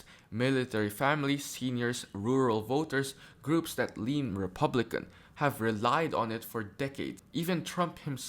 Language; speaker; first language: English; native; English